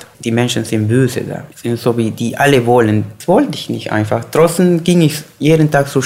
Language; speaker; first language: German; non-native, fluent; Spanish